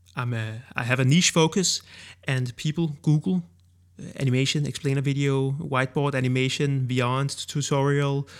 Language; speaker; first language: English; non-native, fluent; Danish